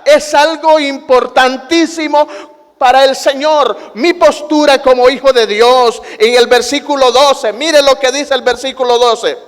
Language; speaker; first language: Spanish; native; Spanish